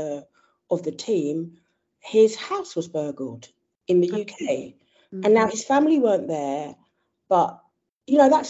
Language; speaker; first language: English; native; English